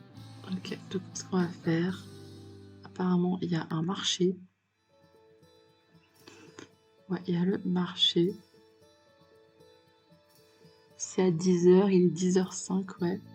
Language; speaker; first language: French; native; French